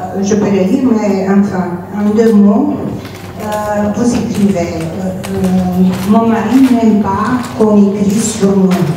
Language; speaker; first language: French; non-native, fluent; Romanian